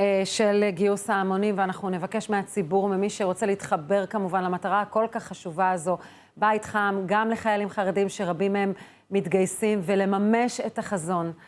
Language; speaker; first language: Hebrew; native; Hebrew